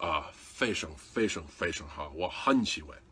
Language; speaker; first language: Chinese; non-native, learner; English